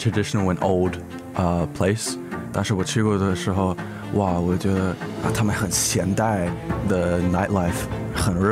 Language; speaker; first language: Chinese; early bilingual, heritage; English